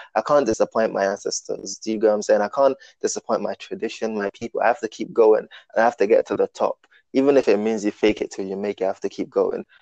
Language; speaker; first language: English; non-native, local second language; Igbo